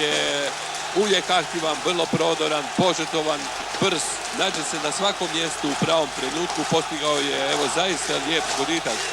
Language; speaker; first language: Croatian; native; Croatian